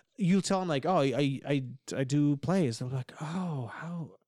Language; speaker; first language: English; early bilingual, other home language; Ukrainian